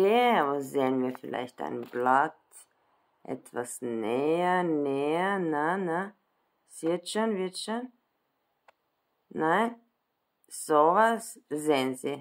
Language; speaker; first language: German; non-native, fluent; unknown